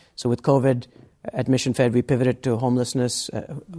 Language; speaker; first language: English; native; English